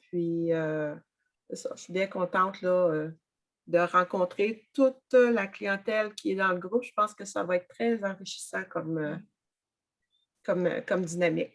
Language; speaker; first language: French; native; French